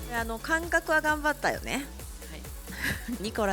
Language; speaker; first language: Japanese; native; Japanese